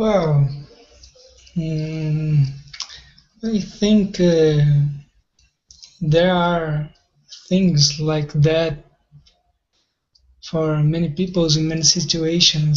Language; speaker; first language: English; non-native, learner; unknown